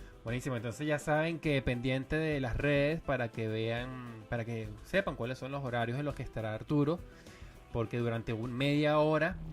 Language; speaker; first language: Spanish; native; Spanish